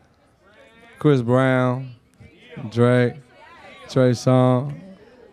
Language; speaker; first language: English; non-native, fluent; Arabic